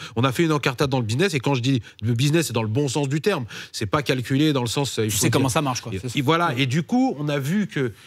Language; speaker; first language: French; native; French